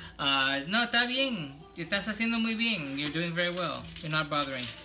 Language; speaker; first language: Spanish; non-native, learner; English